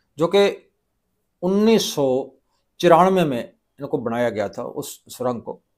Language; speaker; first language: Hindi; non-native, local second language; Punjabi